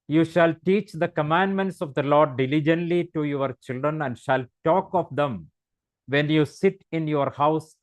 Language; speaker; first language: English; non-native, local second language; Malayalam